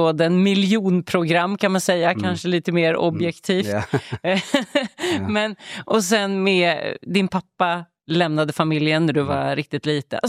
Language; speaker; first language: Swedish; native; Swedish